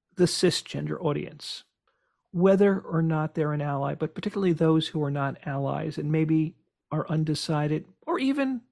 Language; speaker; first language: English; native; English